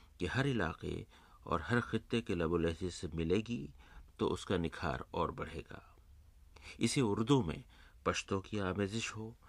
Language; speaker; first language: Urdu; native; Urdu